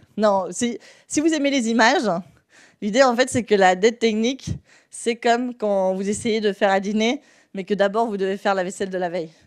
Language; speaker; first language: French; non-native, fluent; Spanish